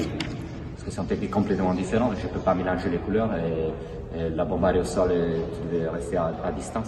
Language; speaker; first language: French; non-native, fluent; Italian